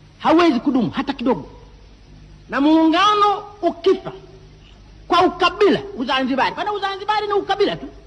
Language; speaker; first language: Swahili; non-native, local second language; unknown